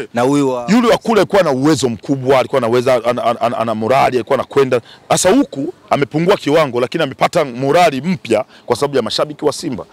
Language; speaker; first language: Swahili; native; Swahili